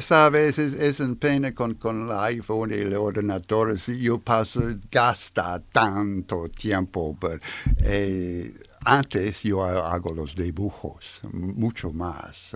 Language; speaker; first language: Spanish; non-native, learner; French